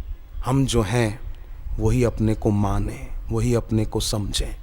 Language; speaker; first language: Hindi; native; Hindi